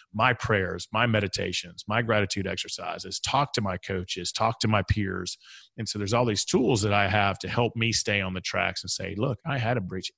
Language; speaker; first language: English; native; English